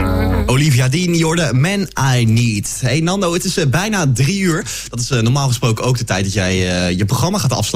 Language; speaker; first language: Dutch; native; Dutch